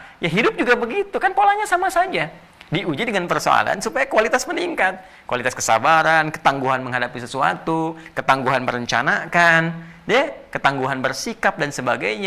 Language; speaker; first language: Indonesian; native; Indonesian